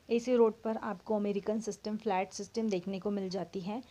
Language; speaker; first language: Hindi; non-native, local second language; Marathi